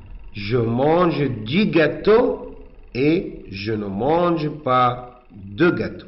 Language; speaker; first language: French; non-native, fluent; Arabic